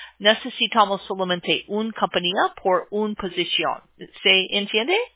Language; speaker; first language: Spanish; non-native, learner; English